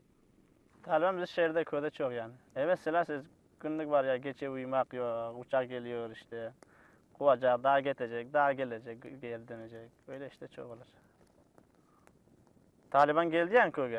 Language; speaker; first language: Turkish; non-native, learner; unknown